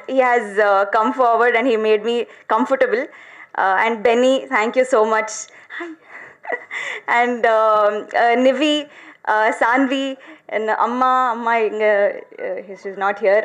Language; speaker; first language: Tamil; non-native, learner; Telugu